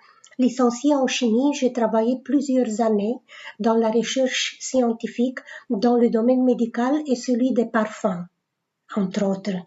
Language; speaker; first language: French; non-native, fluent; Romanian